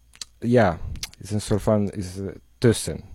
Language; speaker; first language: Dutch; non-native, learner; Italian